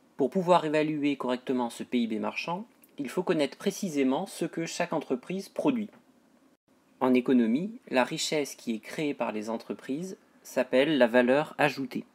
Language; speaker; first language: French; native; French